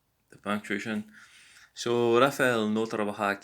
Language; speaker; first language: Spanish; non-native, learner; English